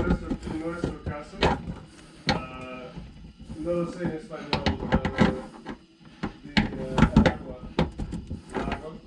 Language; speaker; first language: Spanish; non-native, learner; English